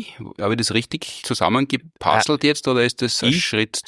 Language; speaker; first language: German; native; German